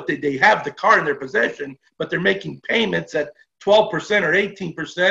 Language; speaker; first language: English; native; English